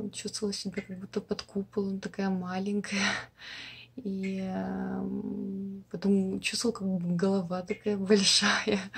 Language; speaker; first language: Russian; non-native, local second language; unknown